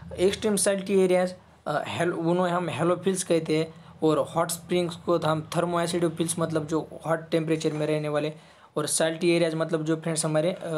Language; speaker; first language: Hindi; non-native, local second language; Marathi